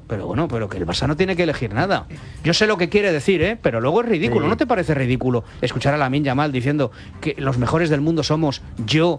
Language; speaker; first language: Spanish; native; Spanish